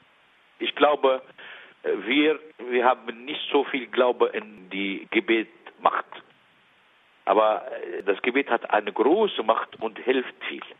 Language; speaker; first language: German; non-native, learner; Arabic